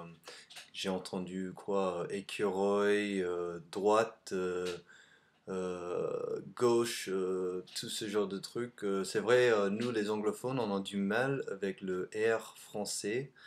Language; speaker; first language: French; non-native, fluent; English